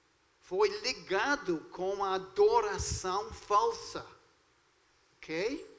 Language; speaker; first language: Portuguese; non-native, fluent; English